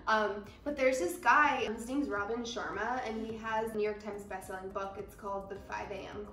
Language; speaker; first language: English; native; English